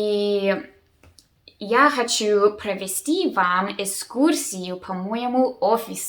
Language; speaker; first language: Russian; early bilingual, heritage; Russian